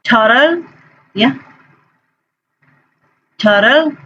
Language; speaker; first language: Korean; non-native, fluent; Indonesian